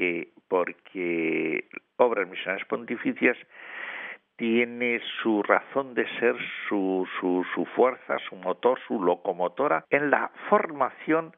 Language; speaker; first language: Spanish; native; Spanish